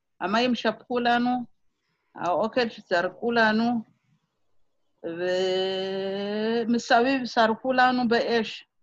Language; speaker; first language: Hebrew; non-native, fluent; Amharic